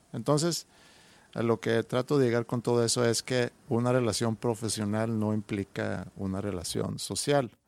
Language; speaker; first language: Spanish; non-native, fluent; Swedish